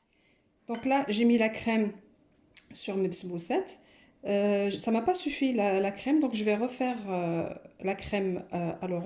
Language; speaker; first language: French; non-native, local second language; Arabic